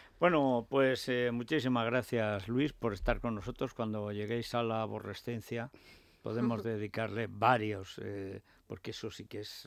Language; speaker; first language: Spanish; native; Spanish